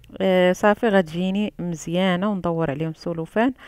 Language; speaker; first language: Arabic; native; Arabic